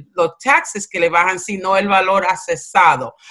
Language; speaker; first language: Spanish; early bilingual, other home language; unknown